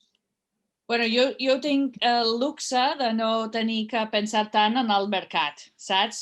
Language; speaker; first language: Catalan; non-native, fluent; English